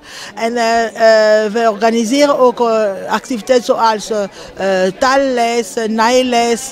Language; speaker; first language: Dutch; non-native, fluent; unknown